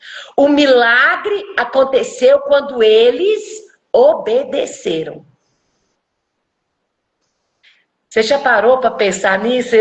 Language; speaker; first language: Portuguese; native; Portuguese